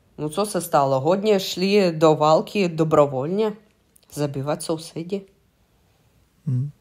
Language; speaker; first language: Czech; non-native, learner; Russian